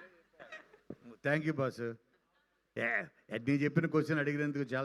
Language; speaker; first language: Telugu; native; Telugu